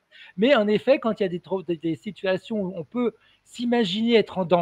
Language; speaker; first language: French; native; French